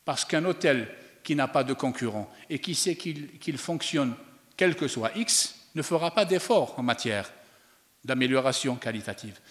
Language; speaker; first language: French; non-native, local second language; Arabic